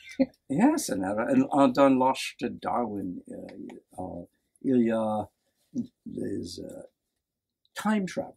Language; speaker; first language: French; non-native, learner; English